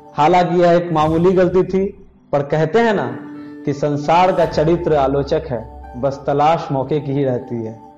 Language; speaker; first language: Hindi; native; Hindi